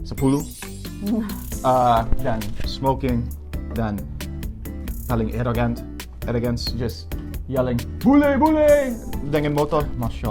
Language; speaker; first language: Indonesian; non-native, learner; English